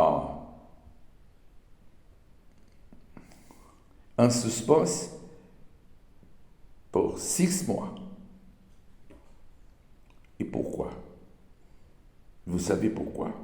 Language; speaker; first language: French; non-native, learner; Portuguese